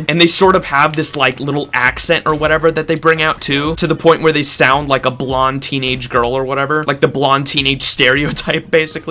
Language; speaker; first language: English; native; English